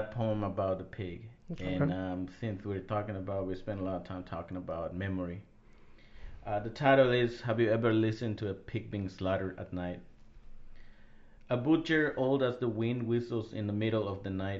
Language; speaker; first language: English; non-native, fluent; Spanish